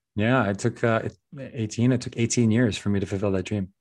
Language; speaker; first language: English; non-native, local second language; Filipino